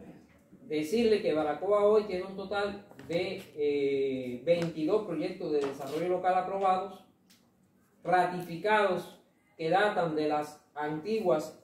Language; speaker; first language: Spanish; native; Spanish